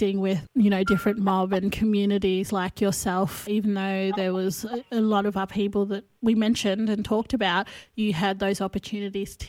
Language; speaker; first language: English; native; English